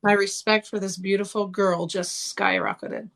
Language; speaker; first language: English; native; English